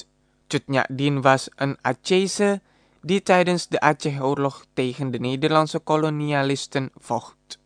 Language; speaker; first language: Dutch; non-native, fluent; Indonesian